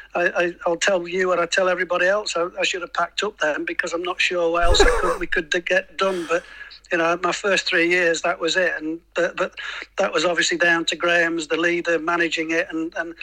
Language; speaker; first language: English; native; English